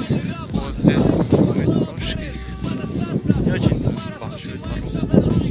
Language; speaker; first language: Russian; non-native, learner; Tajik